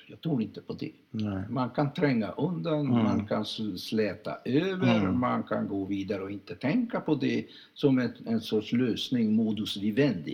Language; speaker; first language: Swedish; non-native, fluent; Hungarian